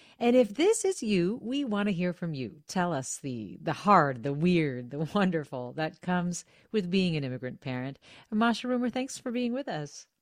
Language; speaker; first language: English; native; English